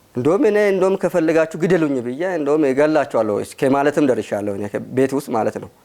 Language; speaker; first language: Amharic; non-native, local second language; Sidamo